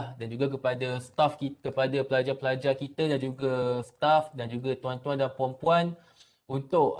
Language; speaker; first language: Malay; native; Malay